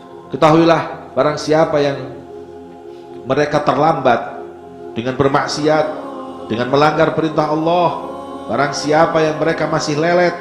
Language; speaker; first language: Indonesian; native; Indonesian